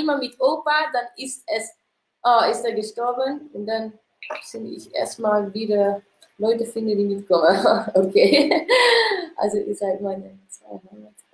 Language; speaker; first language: German; non-native, learner; Dutch